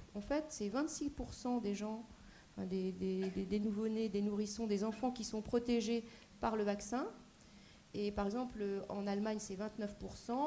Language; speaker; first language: French; native; French